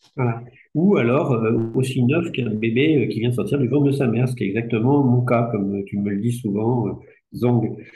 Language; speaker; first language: French; native; French